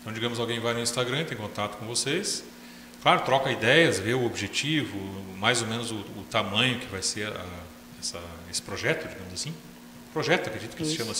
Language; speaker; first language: Portuguese; native; Portuguese